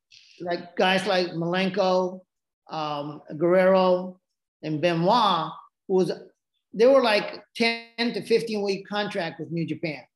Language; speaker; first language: English; non-native, fluent; Japanese